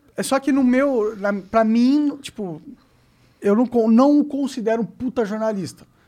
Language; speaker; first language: Portuguese; native; Portuguese